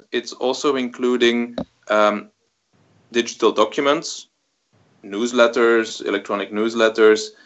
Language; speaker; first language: English; non-native, fluent; Dutch